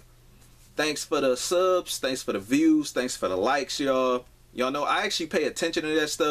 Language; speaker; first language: English; native; English